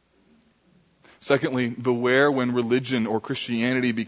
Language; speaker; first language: English; native; English